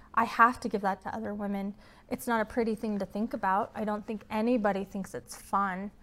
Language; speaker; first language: English; native; English